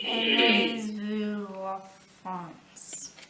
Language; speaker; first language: French; non-native, learner; English